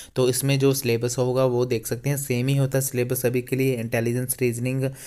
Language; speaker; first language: Hindi; native; Hindi